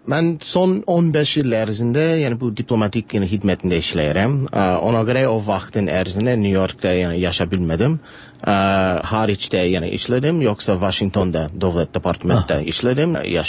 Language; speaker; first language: Turkish; non-native, fluent; English